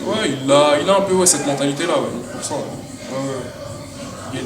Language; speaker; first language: French; native; French